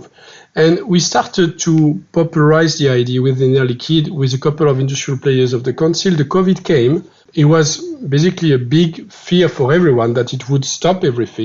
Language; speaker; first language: English; non-native, fluent; French